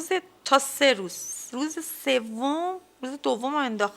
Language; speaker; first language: Persian; native; Persian